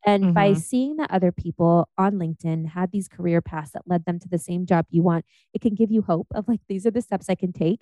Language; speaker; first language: English; native; English